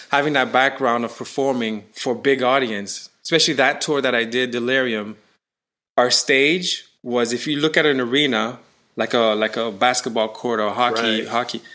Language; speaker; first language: English; native; English